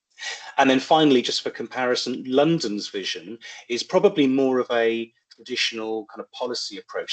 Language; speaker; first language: English; native; English